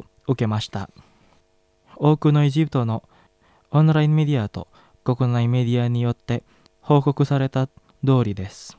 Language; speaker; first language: Japanese; non-native, fluent; Indonesian